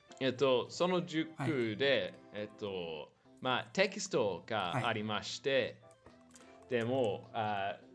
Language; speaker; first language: Japanese; non-native, learner; English